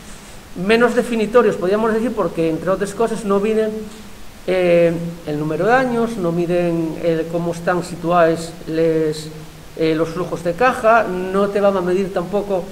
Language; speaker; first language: Spanish; native; Spanish